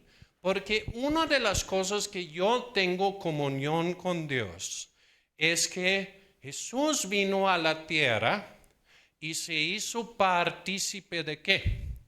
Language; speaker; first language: Spanish; non-native, fluent; Danish